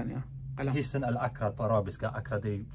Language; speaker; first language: Swedish; native; Swedish